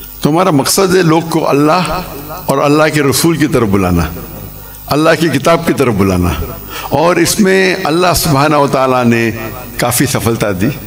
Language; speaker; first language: Urdu; non-native, local second language; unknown